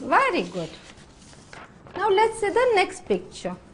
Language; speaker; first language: English; non-native, fluent; Gujarati